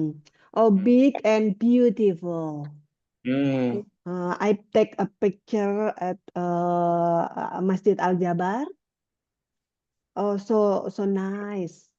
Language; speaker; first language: English; non-native, learner; Indonesian